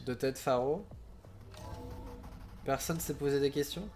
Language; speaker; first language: French; native; French